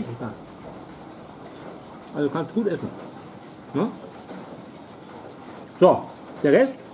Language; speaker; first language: German; native; German